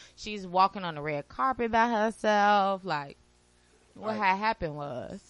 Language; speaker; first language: English; native; English